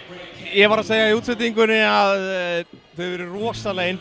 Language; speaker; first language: Icelandic; native; Icelandic